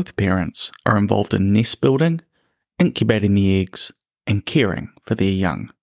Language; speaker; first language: English; native; English